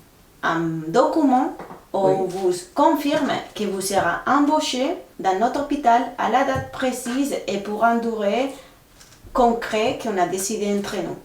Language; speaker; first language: French; non-native, fluent; Spanish